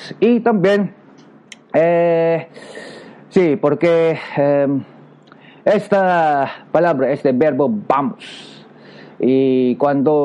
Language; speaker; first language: Spanish; non-native, learner; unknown